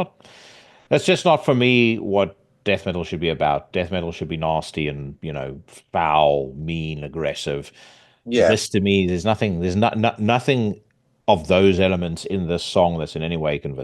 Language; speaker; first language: English; native; English